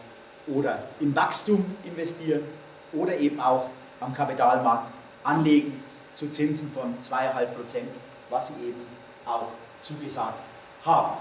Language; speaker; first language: German; native; German